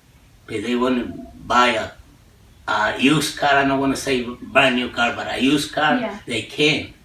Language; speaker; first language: English; non-native, learner; Spanish